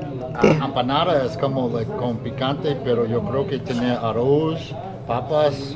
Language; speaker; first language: Spanish; non-native, learner; English